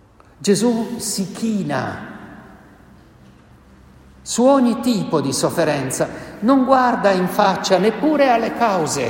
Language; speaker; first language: Italian; native; Italian